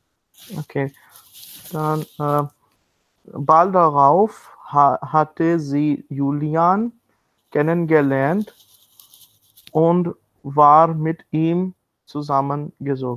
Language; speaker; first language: German; non-native, learner; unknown